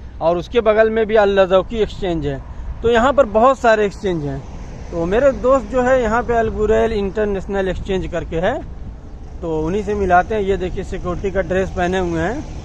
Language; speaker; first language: Hindi; native; Hindi